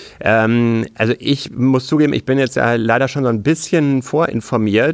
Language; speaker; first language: German; native; German